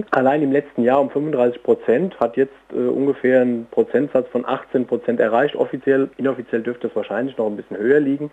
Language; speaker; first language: German; native; German